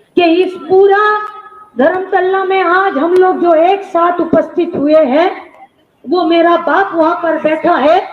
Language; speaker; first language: Hindi; non-native, local second language; Bangla